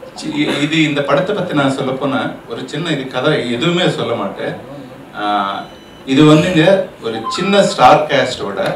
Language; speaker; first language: Tamil; non-native, local second language; Telugu